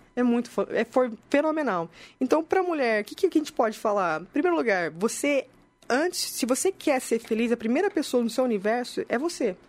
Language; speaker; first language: Portuguese; native; Portuguese